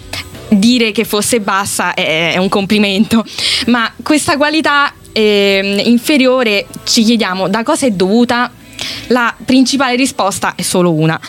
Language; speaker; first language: Italian; native; Italian